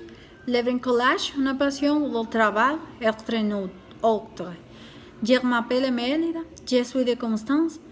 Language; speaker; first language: French; non-native, learner; Spanish